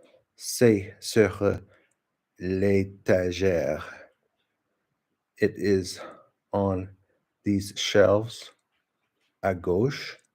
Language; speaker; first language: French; non-native, learner; English